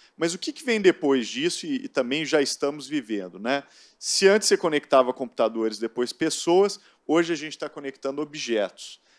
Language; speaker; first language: Portuguese; native; Portuguese